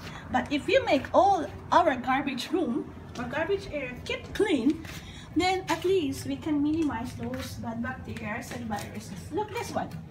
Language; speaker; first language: English; non-native, local second language; Filipino